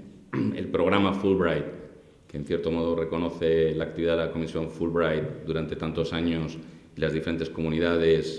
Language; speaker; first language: Spanish; native; Spanish